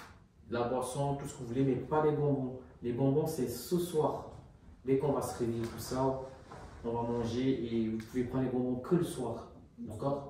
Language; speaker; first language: French; native; French